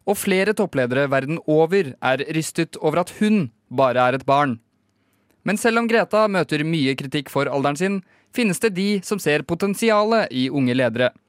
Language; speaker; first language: Norwegian; native; Norwegian